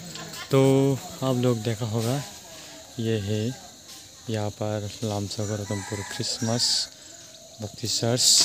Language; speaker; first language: Hindi; non-native, local second language; Kok Borok